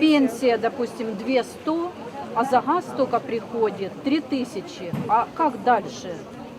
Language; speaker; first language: Russian; native; Russian